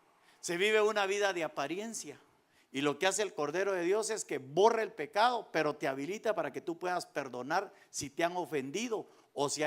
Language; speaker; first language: Spanish; native; Spanish